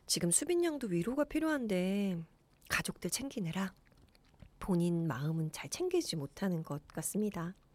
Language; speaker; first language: Korean; native; Korean